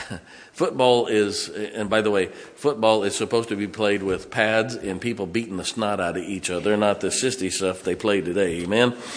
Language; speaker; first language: English; native; English